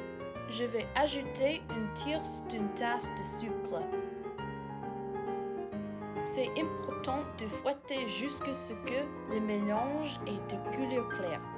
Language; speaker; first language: French; non-native, learner; English